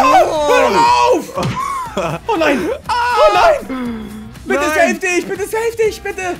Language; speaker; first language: German; native; German